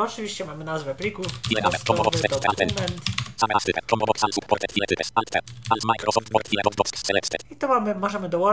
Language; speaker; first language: Polish; native; Polish